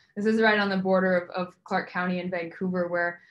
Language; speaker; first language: English; native; English